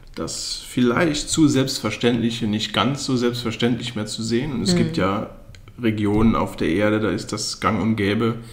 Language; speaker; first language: German; native; German